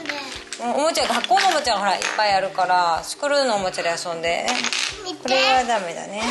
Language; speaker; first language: Japanese; native; Japanese